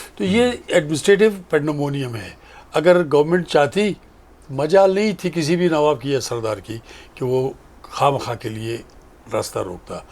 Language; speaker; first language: Urdu; non-native, local second language; Pashto